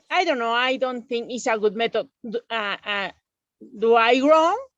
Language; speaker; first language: English; non-native, learner; Spanish